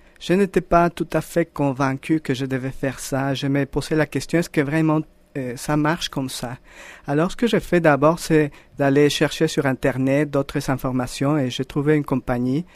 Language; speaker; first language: French; non-native, fluent; Spanish